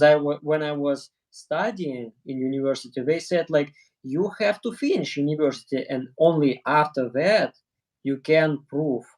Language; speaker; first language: English; non-native, learner; Russian